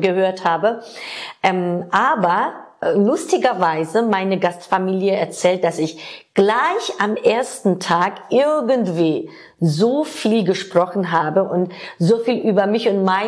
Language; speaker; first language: German; non-native, fluent; Georgian